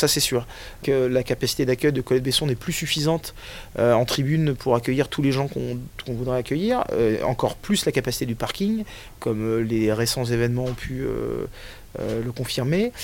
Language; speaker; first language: French; native; French